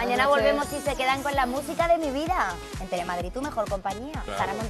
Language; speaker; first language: Spanish; native; Spanish